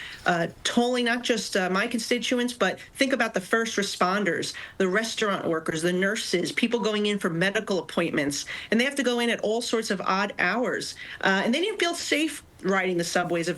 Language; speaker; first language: English; native; English